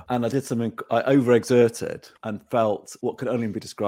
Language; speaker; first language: English; native; English